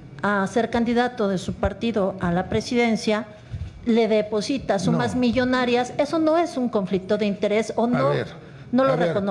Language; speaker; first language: Spanish; native; Spanish